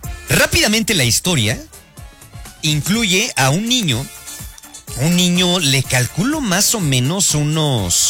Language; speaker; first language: Spanish; native; Spanish